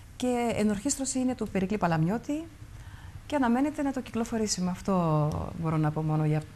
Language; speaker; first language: Greek; early bilingual, heritage; Greek